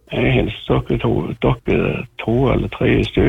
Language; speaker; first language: Norwegian; native; Norwegian